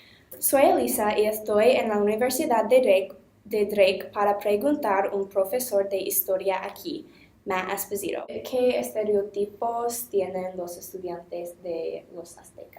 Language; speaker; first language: Spanish; non-native, learner; English